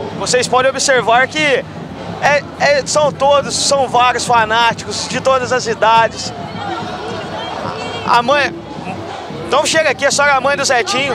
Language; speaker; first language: Portuguese; native; Portuguese